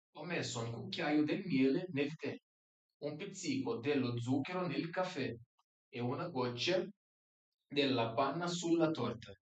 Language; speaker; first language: Italian; non-native, fluent; Portuguese